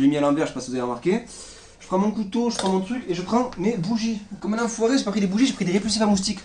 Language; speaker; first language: French; native; French